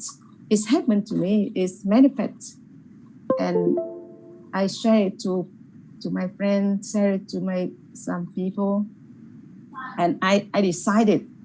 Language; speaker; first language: English; non-native, learner; Vietnamese